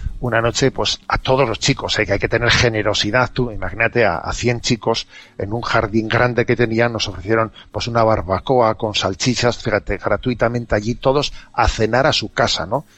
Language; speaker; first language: Spanish; native; Spanish